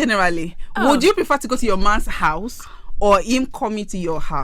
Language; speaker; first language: English; non-native, local second language; Yoruba